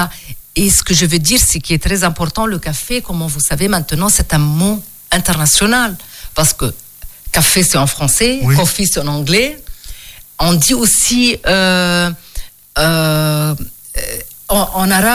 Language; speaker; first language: French; non-native, local second language; Arabic